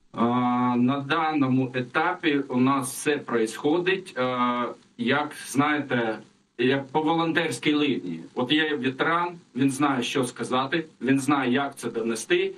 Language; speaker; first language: Ukrainian; non-native, local second language; Russian